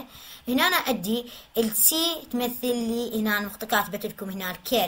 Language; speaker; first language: Arabic; native; Arabic